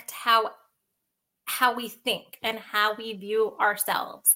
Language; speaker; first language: English; early bilingual, other home language; Sinhala